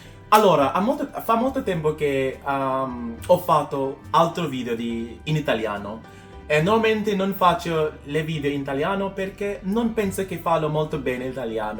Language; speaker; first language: Italian; non-native, learner; English